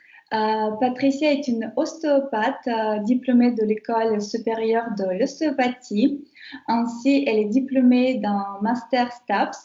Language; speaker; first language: French; non-native, fluent; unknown